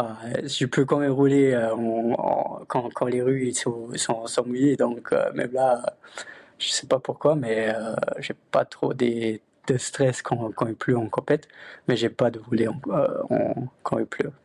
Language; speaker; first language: French; non-native, fluent; Luxembourgish